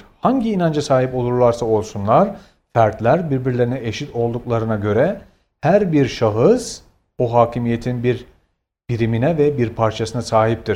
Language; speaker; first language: Turkish; native; Turkish